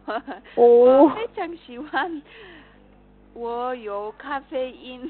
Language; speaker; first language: Chinese; non-native, learner; Korean